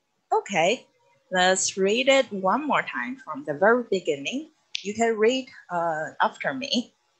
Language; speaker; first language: English; non-native, fluent; Chinese